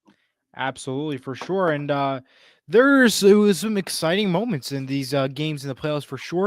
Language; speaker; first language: English; native; English